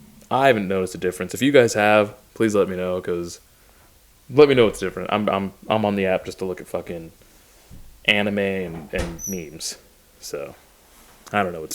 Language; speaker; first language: English; native; English